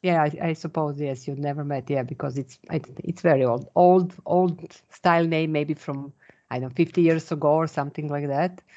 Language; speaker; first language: English; non-native, fluent; Serbian